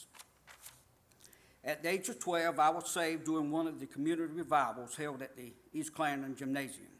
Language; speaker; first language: English; native; English